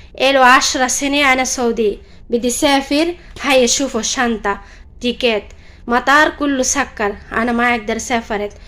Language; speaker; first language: Arabic; non-native, learner; Bangla